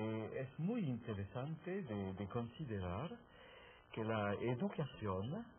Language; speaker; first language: Spanish; non-native, fluent; French